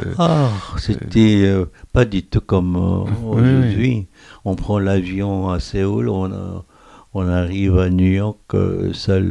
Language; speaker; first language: French; non-native, fluent; Korean